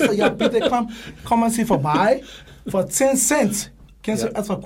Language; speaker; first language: German; non-native, learner; English